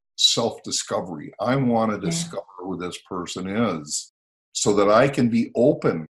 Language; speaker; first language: English; native; English